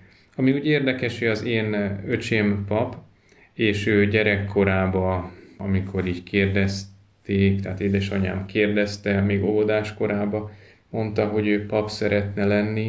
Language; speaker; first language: Hungarian; native; Hungarian